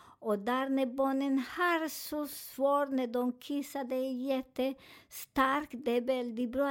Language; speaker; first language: Swedish; non-native, fluent; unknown